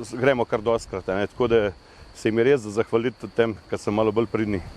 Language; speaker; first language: Slovenian; native; Slovenian